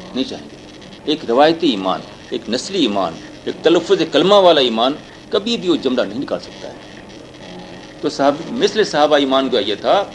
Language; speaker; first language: Urdu; native; Urdu